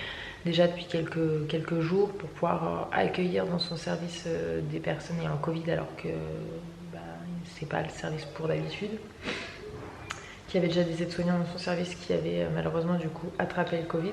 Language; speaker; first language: French; native; French